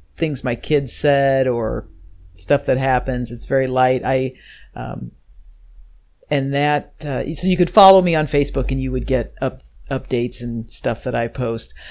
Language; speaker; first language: English; native; English